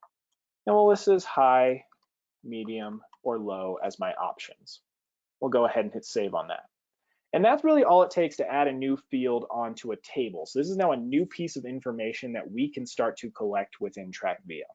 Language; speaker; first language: English; native; English